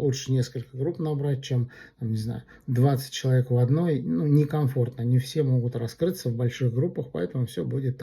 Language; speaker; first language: Russian; native; Russian